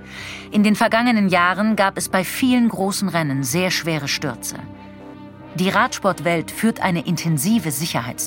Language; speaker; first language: German; native; German